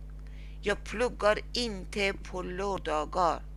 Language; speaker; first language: Swedish; non-native, learner; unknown